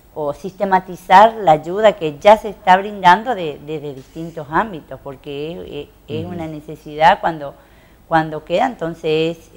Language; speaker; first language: Spanish; native; Spanish